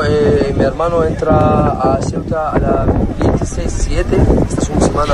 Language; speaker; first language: Spanish; non-native, learner; Arabic